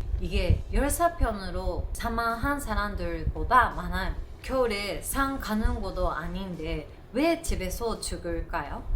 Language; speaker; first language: Korean; non-native, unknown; Japanese